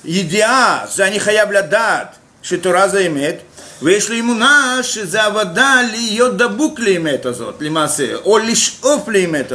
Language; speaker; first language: Hebrew; non-native, fluent; Russian